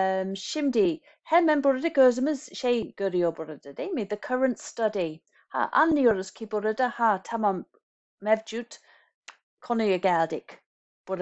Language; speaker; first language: Turkish; non-native, fluent; English